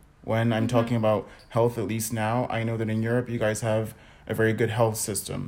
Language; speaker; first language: English; native; English